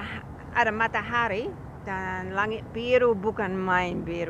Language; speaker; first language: Indonesian; non-native, fluent; English